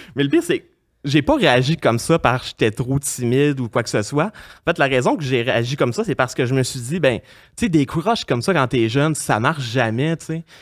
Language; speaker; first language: French; native; French